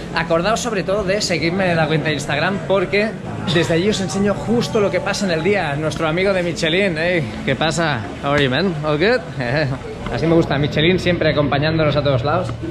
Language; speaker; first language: Spanish; native; Spanish